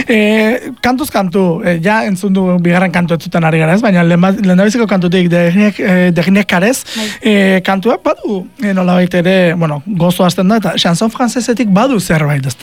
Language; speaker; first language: Basque; native; Basque